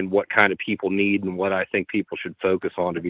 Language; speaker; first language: English; native; English